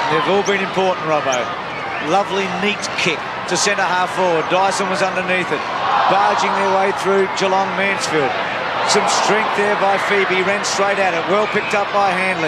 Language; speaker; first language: English; native; English